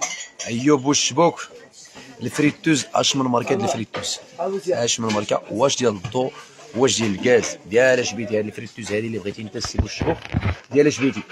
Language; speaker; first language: Arabic; native; Arabic